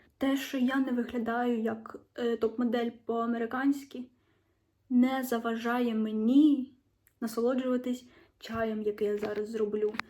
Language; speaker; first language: Ukrainian; non-native, local second language; Russian